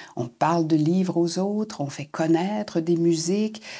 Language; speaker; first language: French; native; French